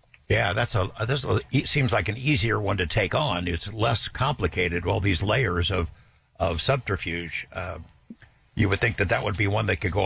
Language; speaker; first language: English; native; English